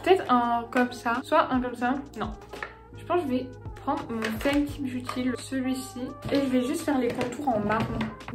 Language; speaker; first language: French; native; French